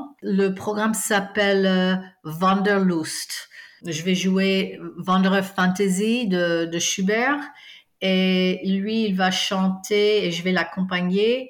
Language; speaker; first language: French; non-native, fluent; English